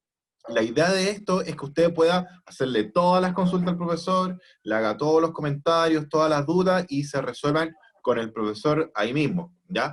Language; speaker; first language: Spanish; native; Spanish